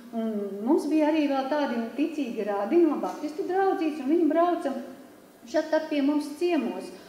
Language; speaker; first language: Latvian; native; Latvian